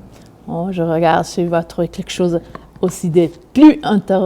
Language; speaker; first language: French; non-native, learner; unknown